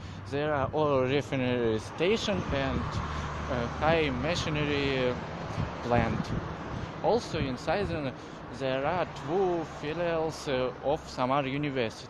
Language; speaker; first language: English; non-native, learner; Russian